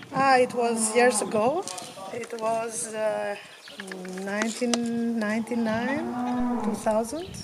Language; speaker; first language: English; non-native, fluent; Albanian